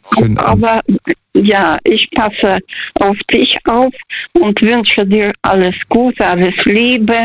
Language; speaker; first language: German; non-native, fluent; Russian